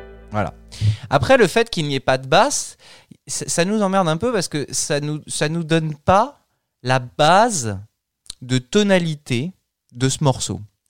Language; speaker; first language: French; native; French